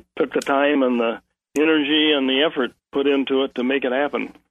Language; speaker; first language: English; native; English